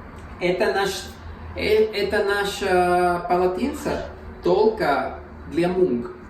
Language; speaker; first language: Russian; non-native, learner; Spanish